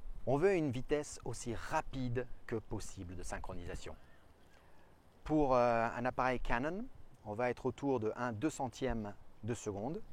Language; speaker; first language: French; native; French